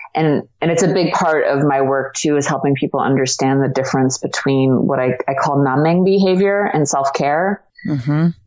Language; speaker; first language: English; native; English